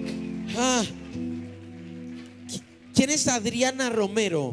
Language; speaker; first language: Spanish; native; Spanish